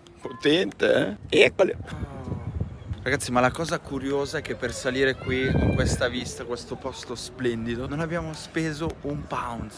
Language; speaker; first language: Italian; native; Italian